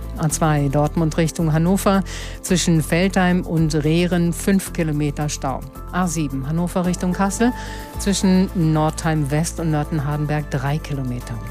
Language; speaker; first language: German; native; German